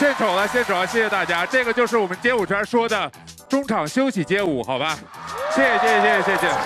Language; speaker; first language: Chinese; native; Chinese